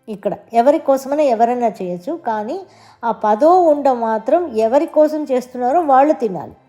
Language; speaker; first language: Telugu; non-native, local second language; Tamil